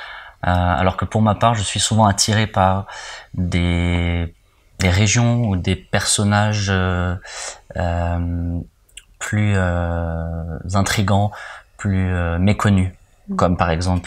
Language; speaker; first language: French; early bilingual, heritage; French